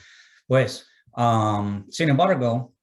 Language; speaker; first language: Spanish; non-native, fluent; English